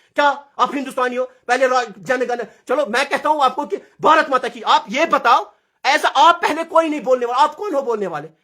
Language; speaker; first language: Urdu; non-native, local second language; Kashmiri